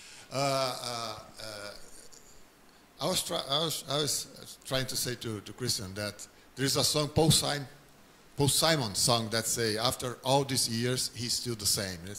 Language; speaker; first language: English; non-native, learner; Portuguese